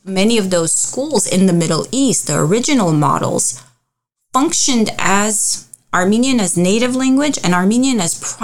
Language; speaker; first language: English; early bilingual, other home language; Armenian